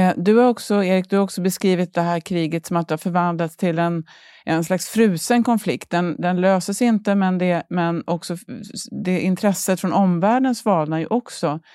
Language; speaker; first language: Swedish; native; Swedish